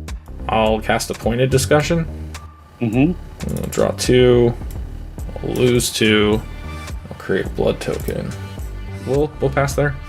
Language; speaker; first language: English; native; English